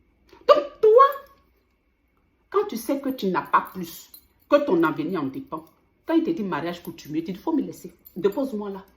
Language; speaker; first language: French; native; French